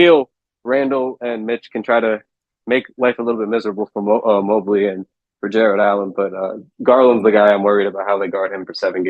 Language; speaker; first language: English; native; English